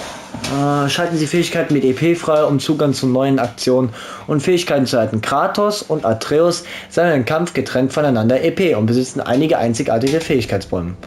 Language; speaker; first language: German; native; German